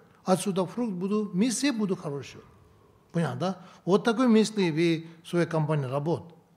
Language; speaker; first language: Russian; non-native, learner; Tibetan